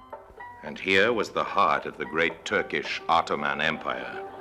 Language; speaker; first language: English; native; English